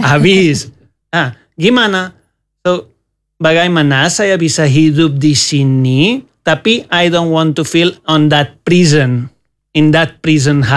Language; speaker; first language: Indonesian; non-native, learner; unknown